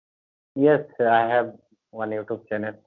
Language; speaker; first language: English; non-native, learner; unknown